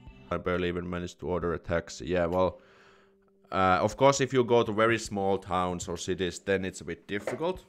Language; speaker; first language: English; non-native, fluent; Finnish